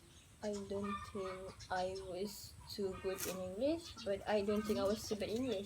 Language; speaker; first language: English; non-native, learner; Malay